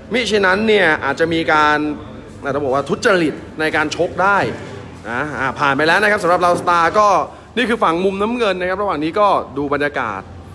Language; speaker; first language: Thai; native; Thai